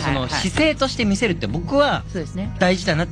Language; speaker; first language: Japanese; native; Japanese